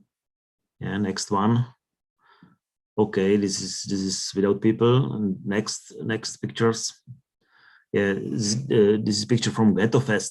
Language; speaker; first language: English; non-native, learner; Czech